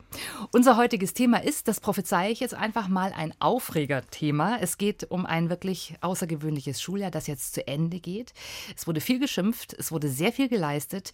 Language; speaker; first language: German; native; German